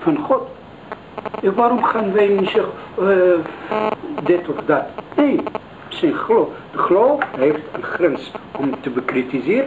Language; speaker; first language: Dutch; non-native, learner; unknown